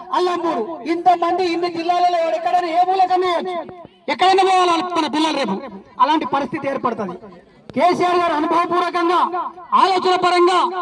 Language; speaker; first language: Telugu; native; Telugu